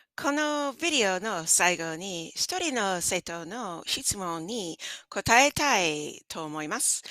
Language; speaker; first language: Japanese; non-native, fluent; English